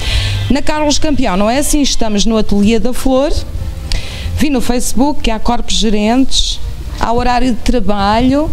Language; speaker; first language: Portuguese; native; Portuguese